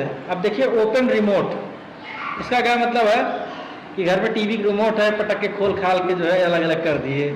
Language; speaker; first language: Hindi; native; Hindi